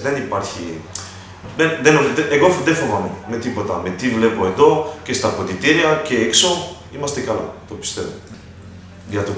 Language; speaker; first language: Greek; non-native, learner; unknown